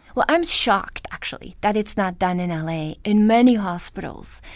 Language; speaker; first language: English; early bilingual, other home language; Norwegian